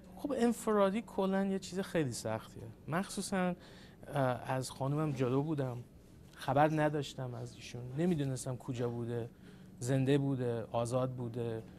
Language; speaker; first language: Persian; early bilingual, heritage; Persian